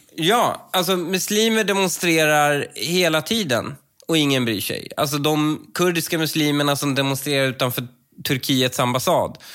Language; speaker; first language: Swedish; early bilingual, other home language; Persian